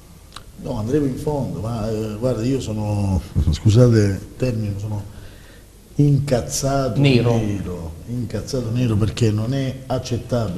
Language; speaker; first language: Italian; native; Italian